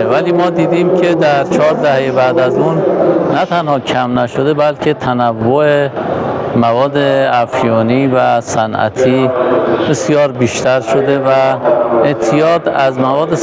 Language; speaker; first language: Persian; native; Persian